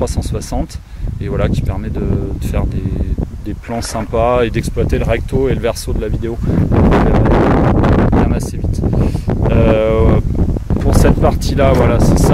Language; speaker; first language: French; native; French